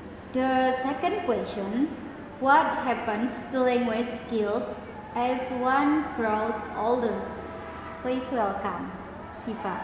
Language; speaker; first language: English; non-native, learner; Indonesian